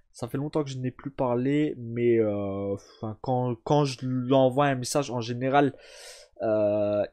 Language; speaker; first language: French; early bilingual, other home language; Turkish